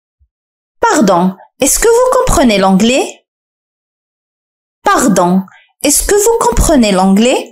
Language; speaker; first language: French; non-native, fluent; Arabic